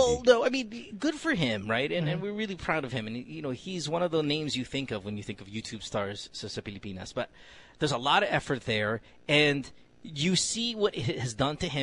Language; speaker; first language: English; non-native, local second language; Filipino